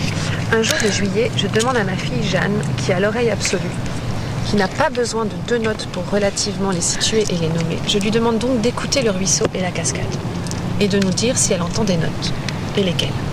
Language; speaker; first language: French; native; French